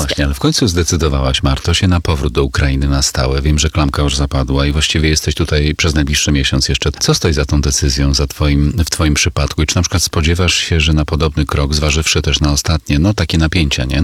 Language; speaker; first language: Polish; native; Polish